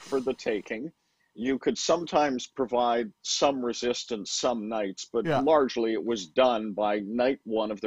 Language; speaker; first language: English; native; English